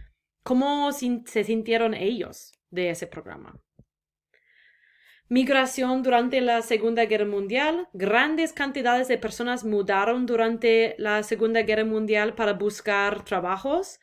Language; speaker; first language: Spanish; non-native, fluent; English